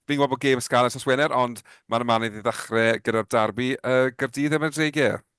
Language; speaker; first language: Welsh; native; Welsh